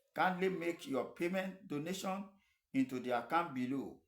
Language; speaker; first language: English; non-native, local second language; Yoruba